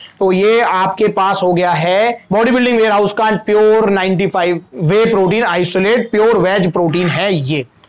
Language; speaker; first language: Hindi; native; Hindi